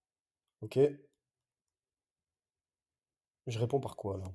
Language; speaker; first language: French; native; French